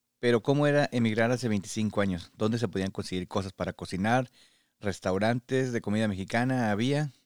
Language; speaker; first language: Spanish; native; Spanish